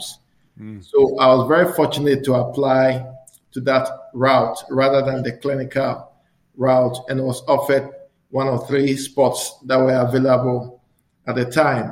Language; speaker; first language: English; non-native, local second language; Akan